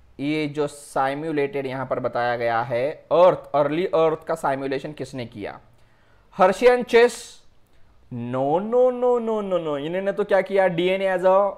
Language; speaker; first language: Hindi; non-native, local second language; Marathi